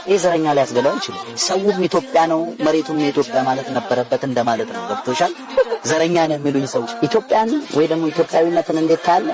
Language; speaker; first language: Amharic; non-native, local second language; Oromo